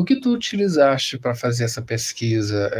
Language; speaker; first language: Portuguese; native; Portuguese